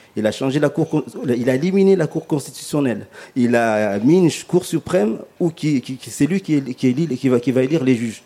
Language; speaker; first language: French; early bilingual, other home language; Ngazidja Comorian